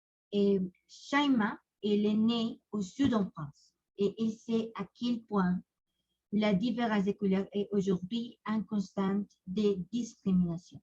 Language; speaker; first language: French; non-native, learner; Spanish